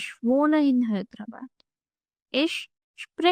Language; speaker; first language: German; non-native, fluent; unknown